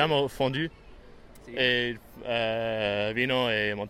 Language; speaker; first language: Italian; non-native, learner; English